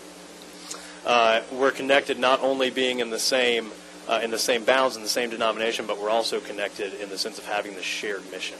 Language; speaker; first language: English; native; English